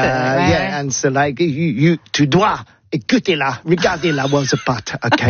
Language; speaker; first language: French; non-native, learner; English